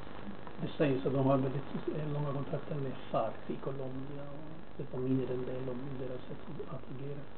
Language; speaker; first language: Swedish; non-native, fluent; Spanish